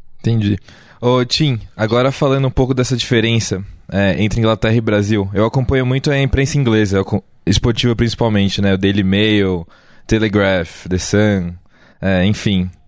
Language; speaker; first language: Portuguese; native; Portuguese